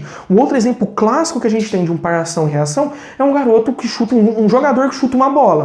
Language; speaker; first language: Portuguese; native; Portuguese